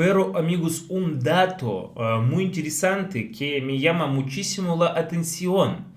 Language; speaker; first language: Spanish; non-native, fluent; Russian